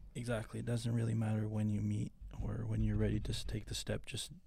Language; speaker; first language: English; non-native, fluent; Spanish